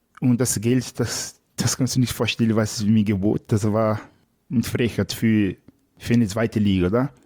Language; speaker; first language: German; non-native, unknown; Portuguese